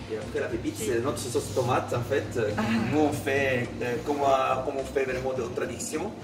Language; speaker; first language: French; non-native, learner; Italian